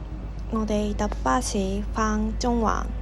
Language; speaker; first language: Cantonese; non-native, learner; Japanese